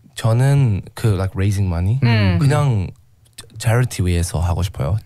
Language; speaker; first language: Korean; non-native, learner; English